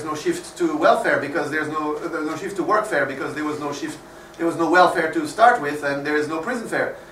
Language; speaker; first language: English; non-native, fluent; French